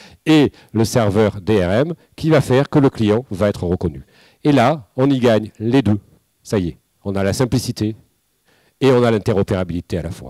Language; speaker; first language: French; native; French